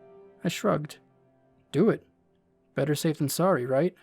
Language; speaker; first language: English; native; English